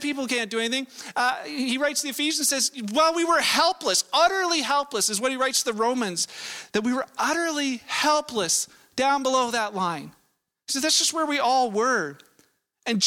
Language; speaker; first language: English; native; English